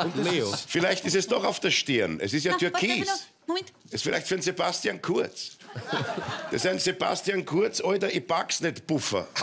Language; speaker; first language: German; native; German